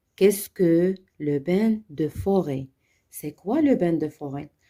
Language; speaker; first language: French; non-native, local second language; Arabic